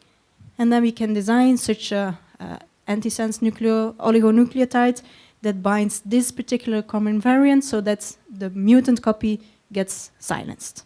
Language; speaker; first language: English; non-native, fluent; Dutch